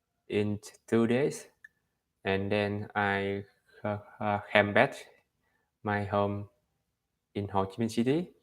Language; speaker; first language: English; non-native, learner; Vietnamese